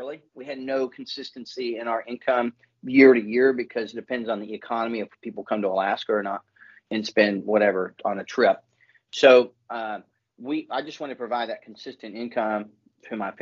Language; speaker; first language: English; native; English